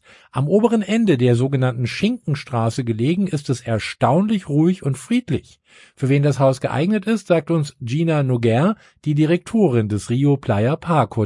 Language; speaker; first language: German; native; German